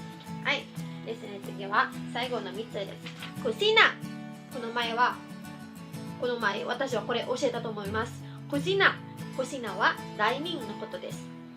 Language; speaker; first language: Japanese; non-native, fluent; Filipino